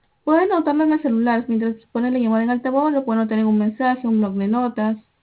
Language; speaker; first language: Spanish; native; Spanish